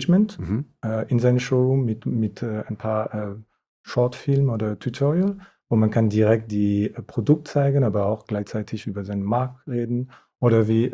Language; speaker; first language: German; non-native, fluent; French